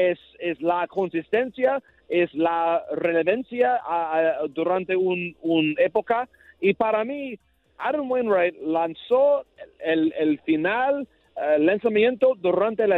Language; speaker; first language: Spanish; non-native, learner; English